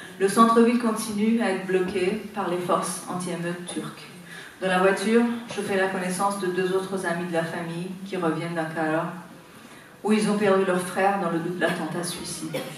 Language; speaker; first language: French; non-native, fluent; Persian